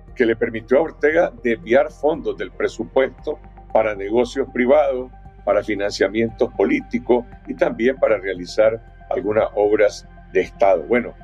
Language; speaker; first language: Spanish; native; Spanish